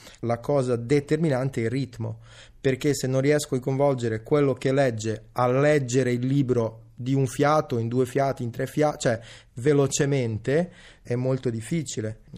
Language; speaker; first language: Italian; early bilingual, other home language; Serbian